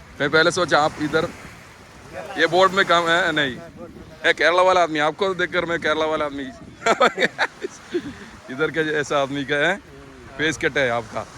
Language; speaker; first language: Hindi; non-native, local second language; Malayalam